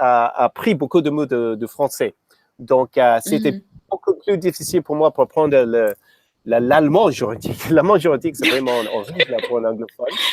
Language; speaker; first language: French; non-native, fluent; English